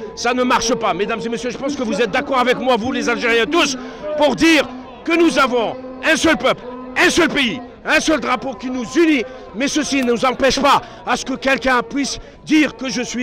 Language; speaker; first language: French; non-native, local second language; Arabic